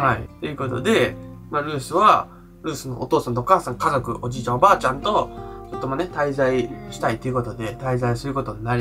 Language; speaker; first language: Japanese; native; Japanese